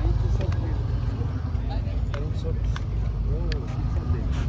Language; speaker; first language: English; non-native, learner; French